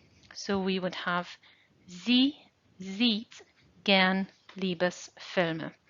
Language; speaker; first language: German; non-native, fluent; English